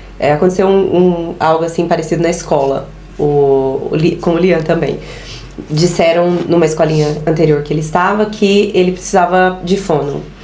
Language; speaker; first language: Portuguese; native; Portuguese